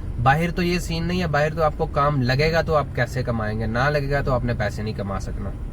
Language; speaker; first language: Urdu; non-native, local second language; Punjabi